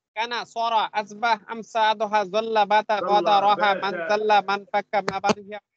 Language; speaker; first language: Arabic; non-native, learner; Bangla